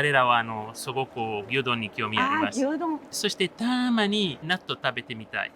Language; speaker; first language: Japanese; non-native, learner; Arabic